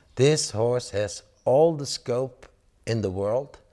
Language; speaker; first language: English; non-native, fluent; Dutch